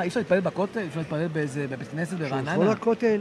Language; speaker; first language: Hebrew; native; Hebrew